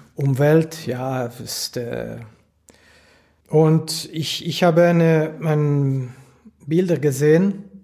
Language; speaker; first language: German; non-native, local second language; French